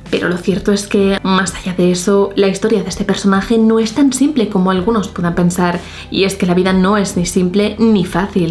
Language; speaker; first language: Spanish; native; Spanish